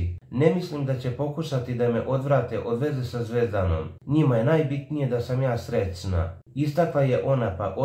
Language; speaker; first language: Serbian; native; Serbian